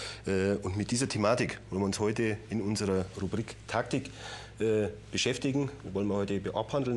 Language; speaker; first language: German; native; German